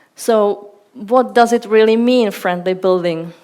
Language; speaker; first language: English; non-native, fluent; Czech